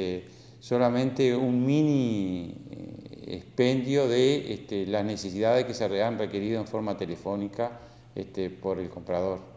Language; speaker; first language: Spanish; native; Spanish